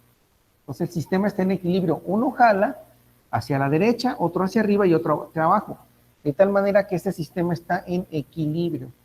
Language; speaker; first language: Spanish; native; Spanish